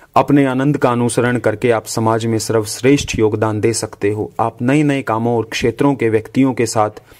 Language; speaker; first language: Hindi; native; Hindi